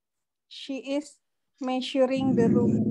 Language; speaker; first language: English; non-native, learner; Indonesian